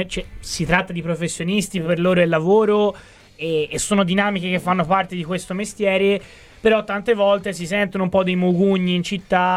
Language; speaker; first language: Italian; native; Italian